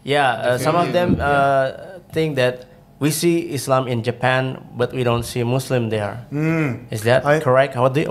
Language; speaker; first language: English; non-native, fluent; Indonesian